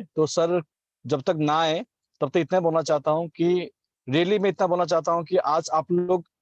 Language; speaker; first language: Hindi; non-native, local second language; Assamese